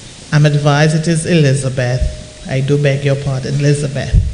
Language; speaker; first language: English; non-native, local second language; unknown